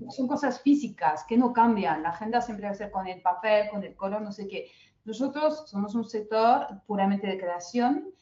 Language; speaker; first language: Spanish; non-native, fluent; French